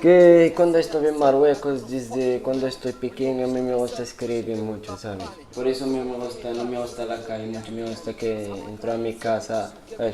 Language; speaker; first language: Spanish; early bilingual, other home language; Arabic